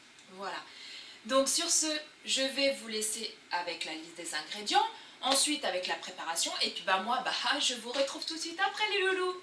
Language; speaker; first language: French; early bilingual, other home language; Portuguese